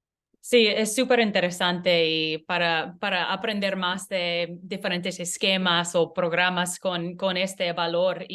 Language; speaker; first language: Spanish; non-native, learner; English